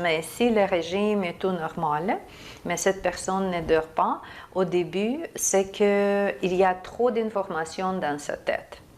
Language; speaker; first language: French; non-native, fluent; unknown